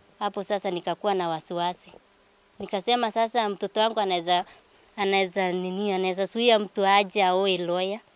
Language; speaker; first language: Swahili; non-native, local second language; Kalenjin